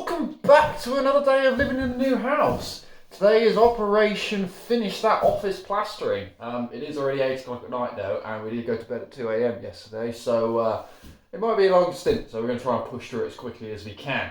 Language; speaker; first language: English; native; English